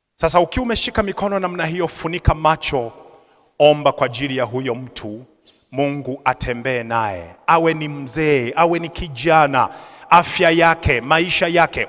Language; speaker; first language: Swahili; native; Swahili